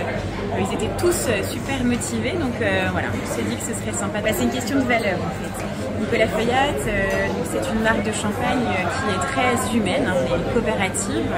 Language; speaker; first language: French; native; French